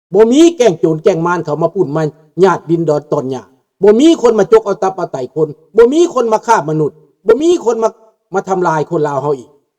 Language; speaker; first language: Lao; native; Lao